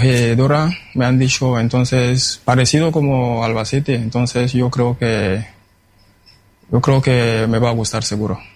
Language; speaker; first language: Spanish; non-native, fluent; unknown